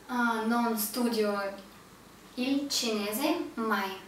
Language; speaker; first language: Italian; non-native, learner; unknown